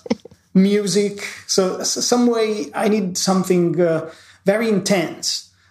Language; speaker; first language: English; non-native, fluent; Italian